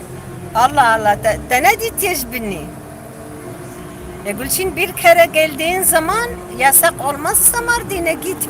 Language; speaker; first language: Turkish; non-native, local second language; Kurdish